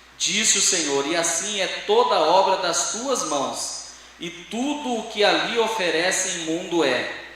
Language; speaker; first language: Portuguese; native; Portuguese